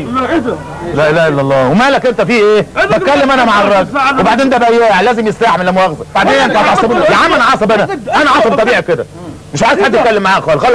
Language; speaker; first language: Arabic; native; Arabic